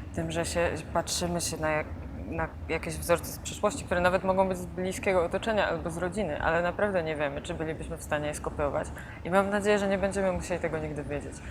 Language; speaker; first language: Polish; native; Polish